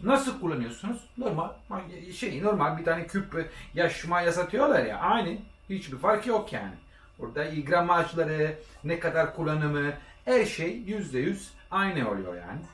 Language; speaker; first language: Turkish; non-native, learner; Italian